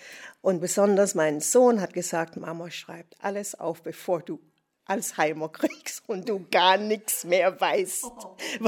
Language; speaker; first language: German; non-native, fluent; English